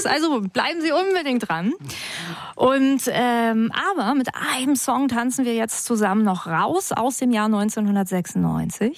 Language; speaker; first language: German; native; German